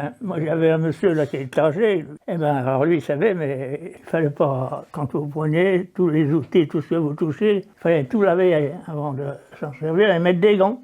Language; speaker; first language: French; native; French